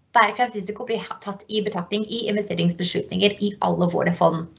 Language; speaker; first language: Norwegian; non-native, fluent; English